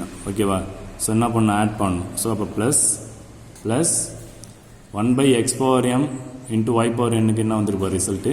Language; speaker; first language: Tamil; native; Tamil